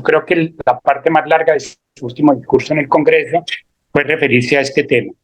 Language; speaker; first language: Spanish; native; Spanish